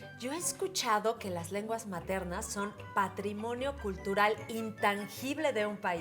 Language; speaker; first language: Spanish; native; Spanish